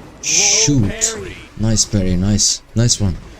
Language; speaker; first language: English; non-native, local second language; Arabic